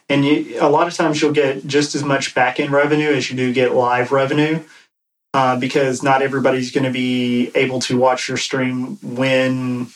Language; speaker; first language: English; native; English